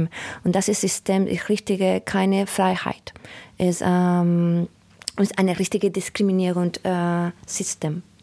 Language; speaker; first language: German; non-native, learner; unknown